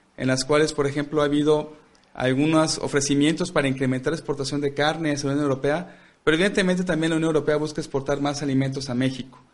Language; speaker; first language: Spanish; native; Spanish